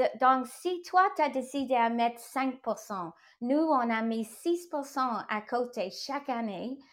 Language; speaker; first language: French; non-native, learner; English